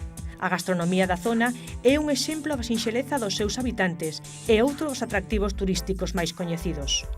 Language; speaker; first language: Galician; native; Galician